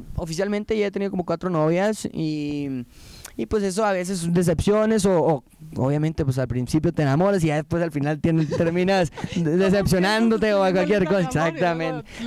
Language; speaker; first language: Spanish; native; Spanish